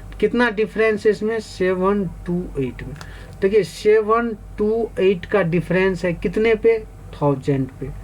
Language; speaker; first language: Hindi; native; Hindi